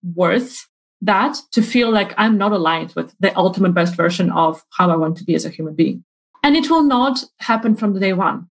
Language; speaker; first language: English; non-native, fluent; Ukrainian